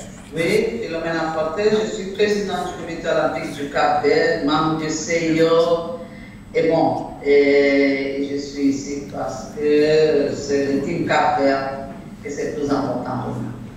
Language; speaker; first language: French; non-native, learner; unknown